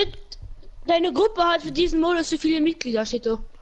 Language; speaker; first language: German; non-native, local second language; Luxembourgish